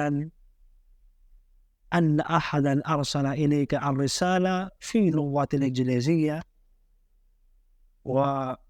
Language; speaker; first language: Arabic; non-native, fluent; Urdu